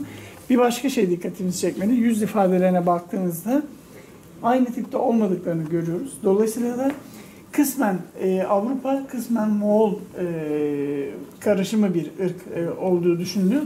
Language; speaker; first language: Turkish; native; Turkish